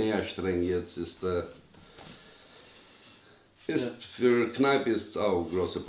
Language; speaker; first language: German; non-native, learner; Albanian